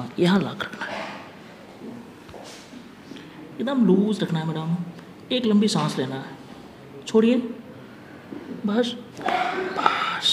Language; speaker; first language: Hindi; native; Hindi